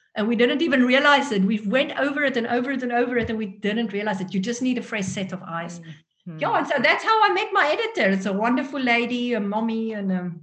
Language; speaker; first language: English; non-native, local second language; Afrikaans